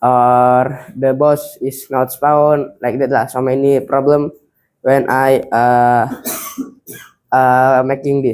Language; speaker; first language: English; non-native, learner; Indonesian